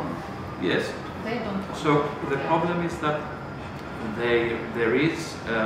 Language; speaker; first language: English; non-native, fluent; Greek